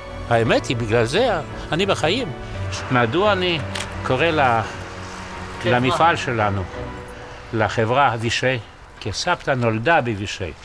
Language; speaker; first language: Hebrew; non-native, fluent; Polish